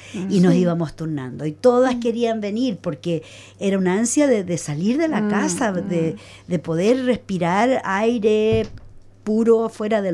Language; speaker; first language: Spanish; native; Spanish